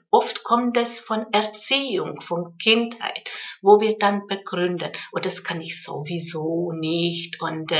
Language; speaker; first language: German; non-native, fluent; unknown